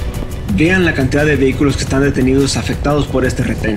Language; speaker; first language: Spanish; native; Spanish